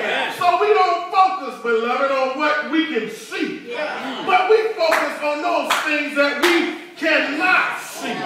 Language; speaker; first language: English; native; English